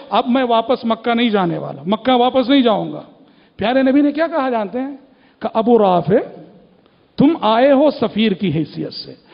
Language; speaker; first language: Urdu; native; Urdu